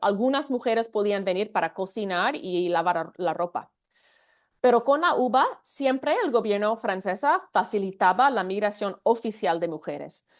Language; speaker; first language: Spanish; non-native, fluent; English